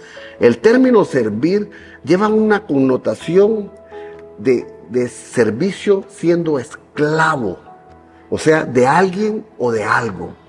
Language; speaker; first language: Spanish; native; Spanish